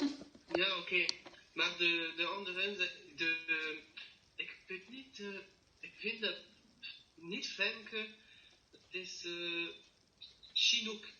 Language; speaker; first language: Dutch; non-native, learner; French